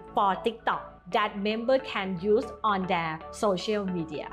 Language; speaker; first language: English; non-native, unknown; Thai